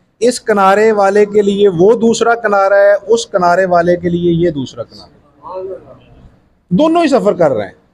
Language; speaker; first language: Urdu; non-native, local second language; Punjabi